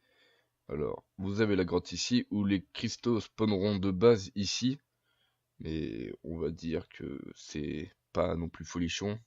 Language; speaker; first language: French; native; French